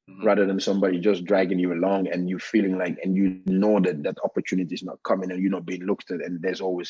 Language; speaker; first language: English; non-native, fluent; Norwegian